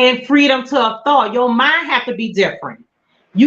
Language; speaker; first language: English; native; English